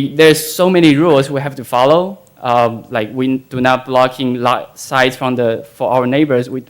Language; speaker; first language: English; non-native, fluent; Chinese